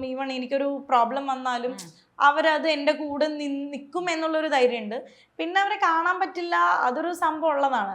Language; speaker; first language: Malayalam; native; Malayalam